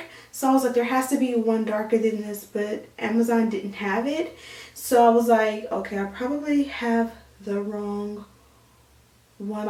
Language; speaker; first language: English; native; English